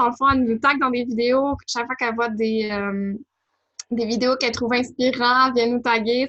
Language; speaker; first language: French; native; French